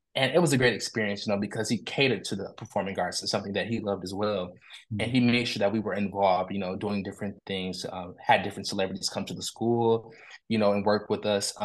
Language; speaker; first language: English; native; English